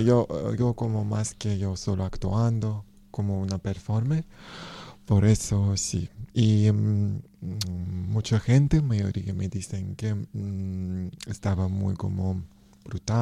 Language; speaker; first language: Spanish; non-native, learner; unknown